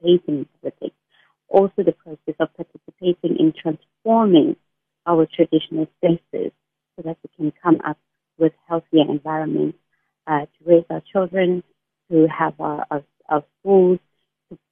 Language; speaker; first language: English; non-native, local second language; Xhosa